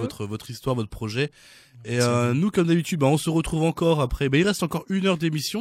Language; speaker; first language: French; native; French